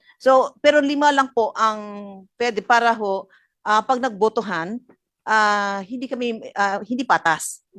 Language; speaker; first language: Filipino; non-native, local second language; Hiligaynon